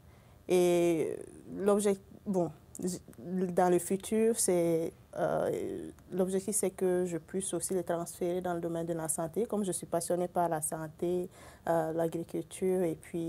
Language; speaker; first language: French; non-native, local second language; Bambara